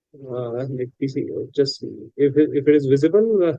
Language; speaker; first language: English; non-native, local second language; Hindi